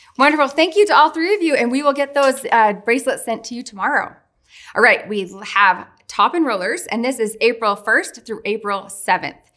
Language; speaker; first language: English; native; English